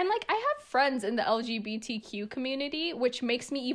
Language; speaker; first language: English; early bilingual, other home language; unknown